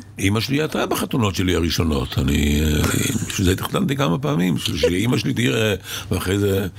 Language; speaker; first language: Hebrew; early bilingual, other home language; Arabic